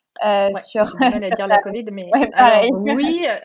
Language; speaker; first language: French; native; French